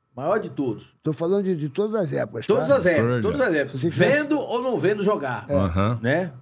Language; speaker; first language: Portuguese; native; Portuguese